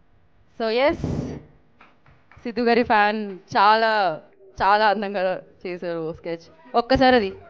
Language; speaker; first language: Telugu; native; Telugu